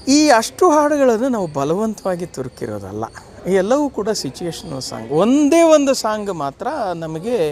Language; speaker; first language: Kannada; native; Kannada